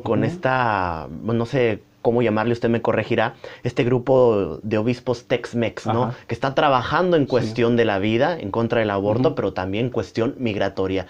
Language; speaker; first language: Spanish; native; Spanish